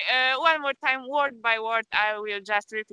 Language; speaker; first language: English; non-native, fluent; Polish